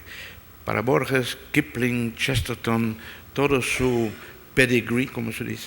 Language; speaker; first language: Spanish; non-native, fluent; Dutch